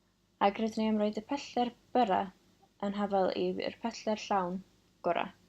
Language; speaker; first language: Welsh; non-native, local second language; English